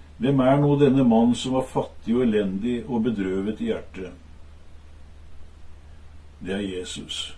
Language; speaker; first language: Norwegian; native; Norwegian